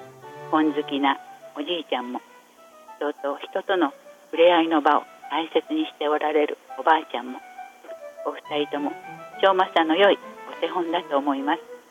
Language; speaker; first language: Japanese; native; Japanese